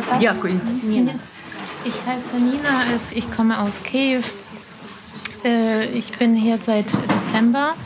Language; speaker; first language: German; non-native, learner; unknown